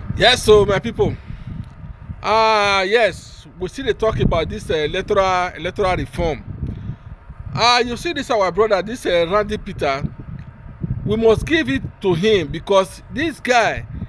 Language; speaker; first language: Nigerian Pidgin; native; Nigerian Pidgin